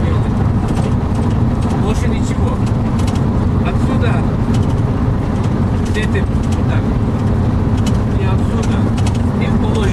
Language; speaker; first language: Russian; non-native, learner; Turkish